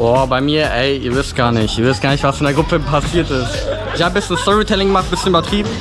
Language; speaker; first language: German; native; German